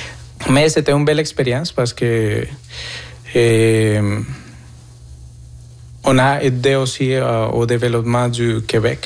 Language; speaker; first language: French; non-native, fluent; Spanish